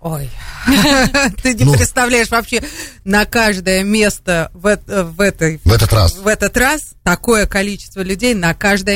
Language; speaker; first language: Russian; native; Russian